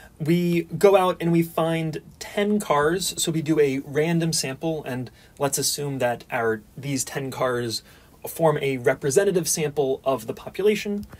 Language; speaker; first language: English; native; English